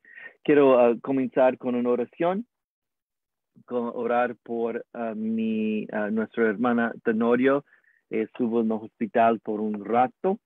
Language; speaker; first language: Spanish; non-native, learner; English